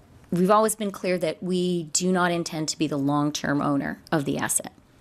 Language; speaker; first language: English; native; English